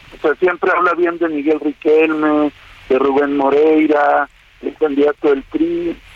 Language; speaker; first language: Spanish; native; Spanish